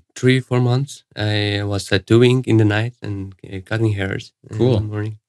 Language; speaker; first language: English; non-native, fluent; Arabic